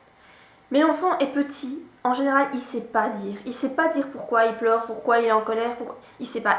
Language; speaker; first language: French; native; French